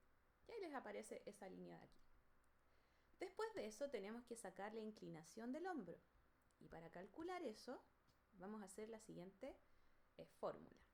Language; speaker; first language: Spanish; native; Spanish